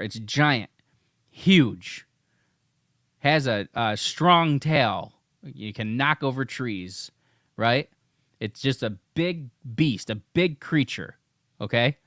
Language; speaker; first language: English; native; English